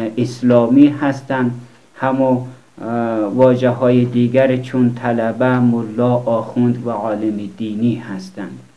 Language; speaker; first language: Persian; native; Persian